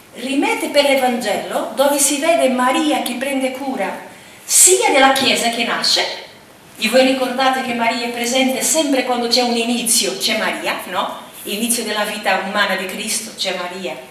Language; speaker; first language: Italian; non-native, fluent; Portuguese